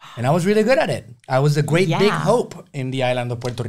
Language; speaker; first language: English; native; English